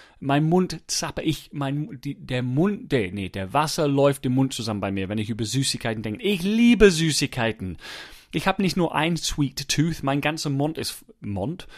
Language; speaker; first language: German; non-native, fluent; English